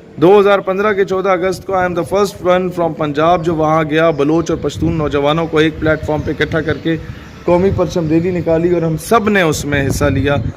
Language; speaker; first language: Urdu; non-native, local second language; Punjabi